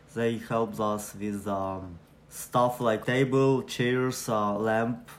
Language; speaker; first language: English; non-native, learner; Ukrainian